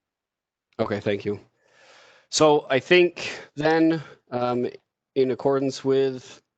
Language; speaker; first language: English; native; English